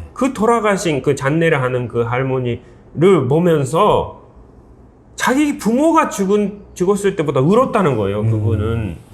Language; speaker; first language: Korean; non-native, fluent; Japanese